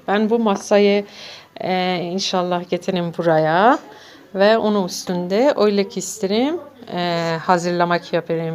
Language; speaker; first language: Turkish; non-native, learner; Persian